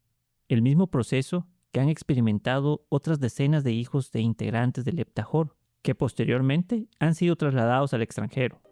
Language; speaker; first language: Spanish; native; Spanish